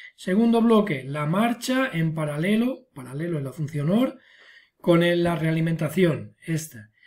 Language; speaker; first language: Spanish; non-native, local second language; Catalan